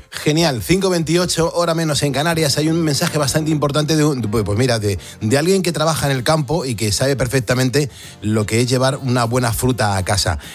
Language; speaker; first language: Spanish; native; Spanish